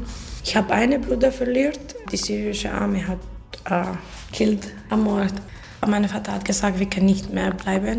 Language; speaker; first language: German; non-native, learner; Arabic